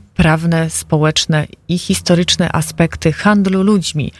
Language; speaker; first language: Polish; native; Polish